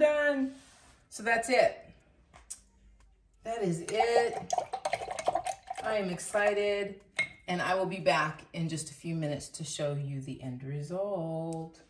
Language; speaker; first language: English; native; English